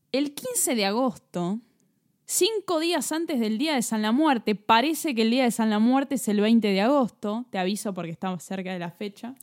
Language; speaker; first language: Spanish; native; Spanish